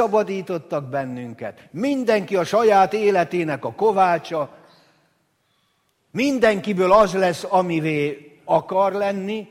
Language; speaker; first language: Hungarian; native; Hungarian